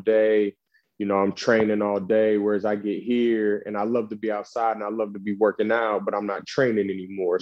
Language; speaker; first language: English; native; English